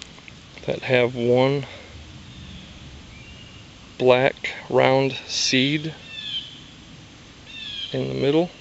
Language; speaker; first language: English; native; English